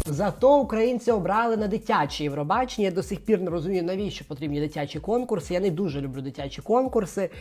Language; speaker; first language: Ukrainian; non-native, local second language; Russian